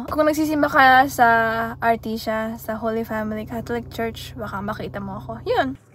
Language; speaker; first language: Filipino; early bilingual, heritage; Filipino